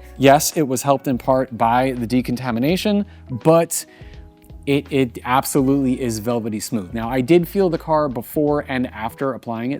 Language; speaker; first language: English; native; English